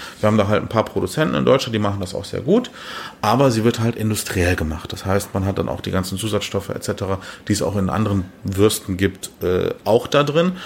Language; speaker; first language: German; early bilingual, other home language; Turkish